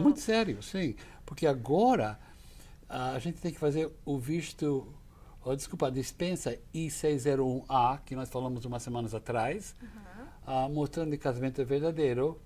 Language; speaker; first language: Portuguese; non-native, fluent; English